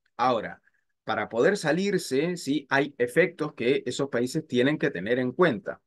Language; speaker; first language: Spanish; native; Spanish